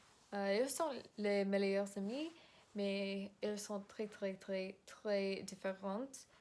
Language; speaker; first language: French; non-native, learner; English